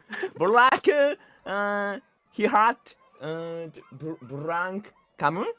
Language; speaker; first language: Indonesian; non-native, learner; Japanese